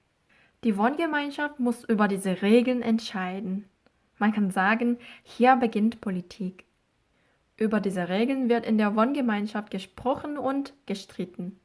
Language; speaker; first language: German; non-native, fluent; Korean